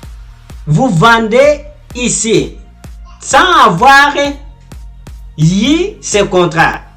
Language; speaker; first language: French; non-native, fluent; Portuguese